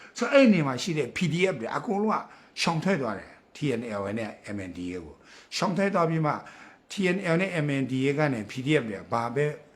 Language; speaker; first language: Burmese; non-native, local second language; Kachin